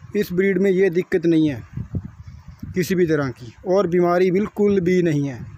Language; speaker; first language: Hindi; non-native, local second language; Punjabi